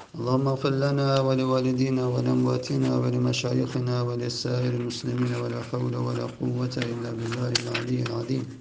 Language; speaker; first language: Persian; non-native, local second language; Azerbaijani